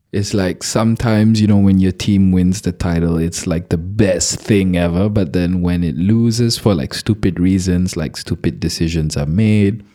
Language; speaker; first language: English; non-native, local second language; Malay